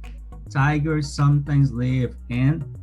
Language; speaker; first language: English; non-native, fluent; Spanish